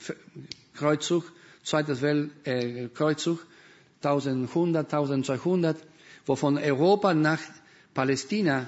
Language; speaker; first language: German; non-native, fluent; Spanish